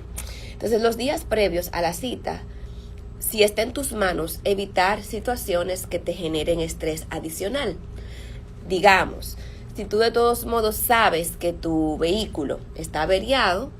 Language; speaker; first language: Spanish; native; Spanish